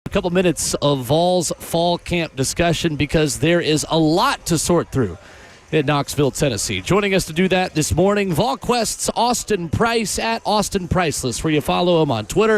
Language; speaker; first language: English; native; English